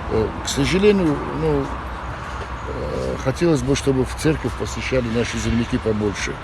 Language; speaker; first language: Russian; non-native, fluent; Armenian